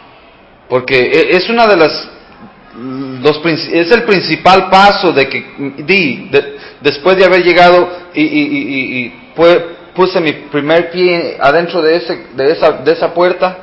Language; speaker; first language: Spanish; early bilingual, heritage; Spanish